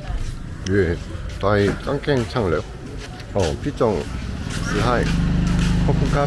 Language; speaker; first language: Thai; non-native, learner; Korean